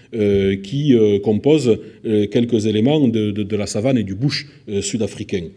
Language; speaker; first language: French; native; French